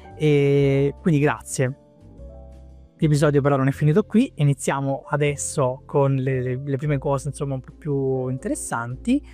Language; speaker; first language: Italian; native; Italian